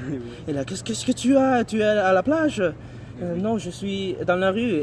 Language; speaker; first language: French; non-native, learner; English